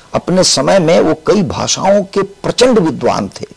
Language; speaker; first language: Hindi; native; Hindi